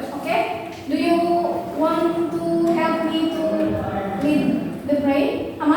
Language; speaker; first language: English; non-native, fluent; Indonesian